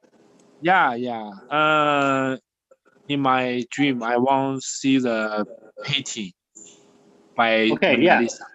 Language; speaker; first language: English; non-native, learner; Chinese